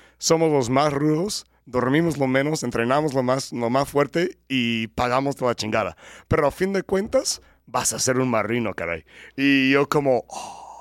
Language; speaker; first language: Spanish; non-native, fluent; English